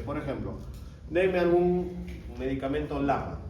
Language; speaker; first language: Spanish; native; Spanish